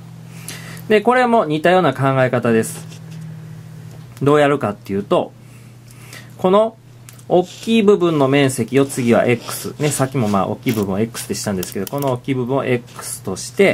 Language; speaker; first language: Japanese; native; Japanese